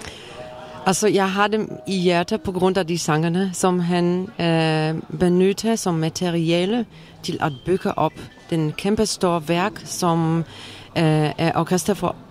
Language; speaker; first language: Danish; non-native, fluent; Polish